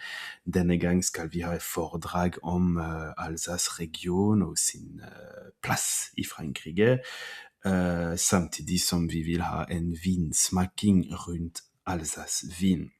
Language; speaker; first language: Norwegian; non-native, fluent; French